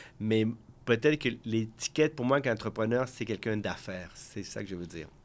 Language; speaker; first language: French; early bilingual, other home language; Spanish